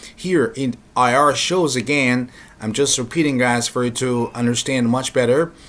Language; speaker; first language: English; non-native, fluent; Turkish